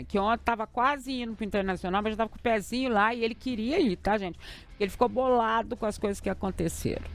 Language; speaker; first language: Portuguese; native; Portuguese